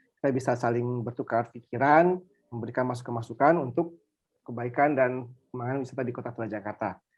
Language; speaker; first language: Indonesian; native; Indonesian